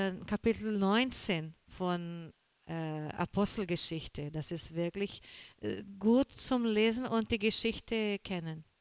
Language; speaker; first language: German; non-native, learner; Portuguese